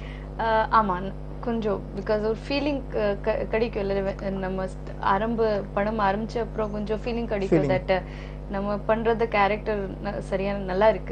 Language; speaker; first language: Tamil; non-native, local second language; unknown